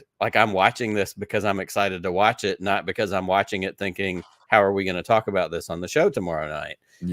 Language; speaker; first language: English; native; English